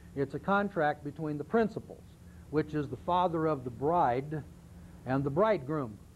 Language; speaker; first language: English; native; English